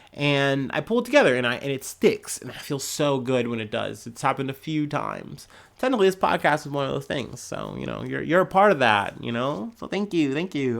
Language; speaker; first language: English; native; English